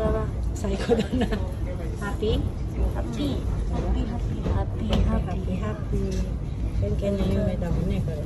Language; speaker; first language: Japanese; non-native, learner; Filipino